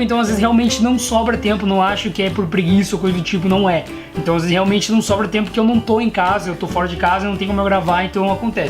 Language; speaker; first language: Portuguese; native; Portuguese